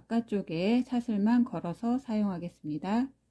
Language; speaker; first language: Korean; native; Korean